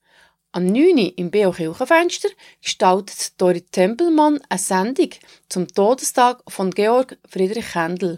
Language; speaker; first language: German; native; German